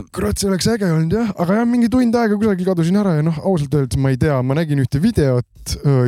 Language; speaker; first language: Estonian; non-native, fluent; German